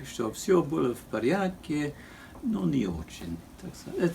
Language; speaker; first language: Russian; non-native, local second language; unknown